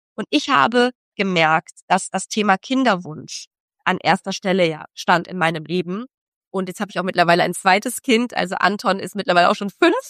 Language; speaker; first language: German; early bilingual, other home language; Polish